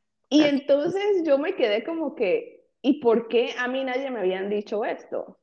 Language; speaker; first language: Spanish; early bilingual, heritage; Spanish